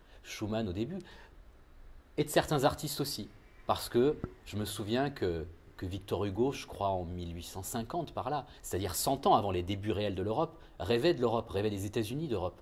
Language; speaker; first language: French; native; French